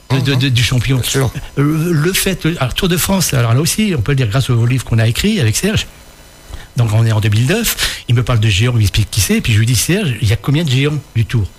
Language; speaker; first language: French; native; French